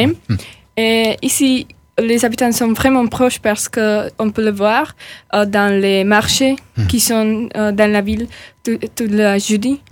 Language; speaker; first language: French; non-native, learner; Slovak